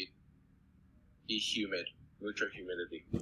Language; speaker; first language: Spanish; non-native, learner; English